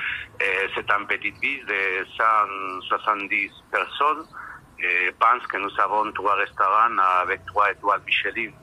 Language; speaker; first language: French; non-native, learner; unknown